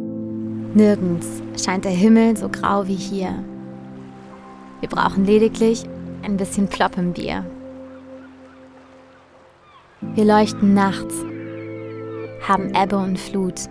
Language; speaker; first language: German; native; German